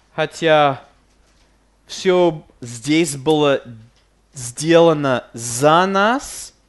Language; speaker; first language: Russian; non-native, fluent; English